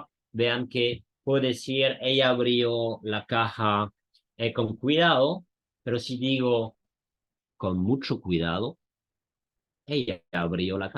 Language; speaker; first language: Spanish; non-native, fluent; French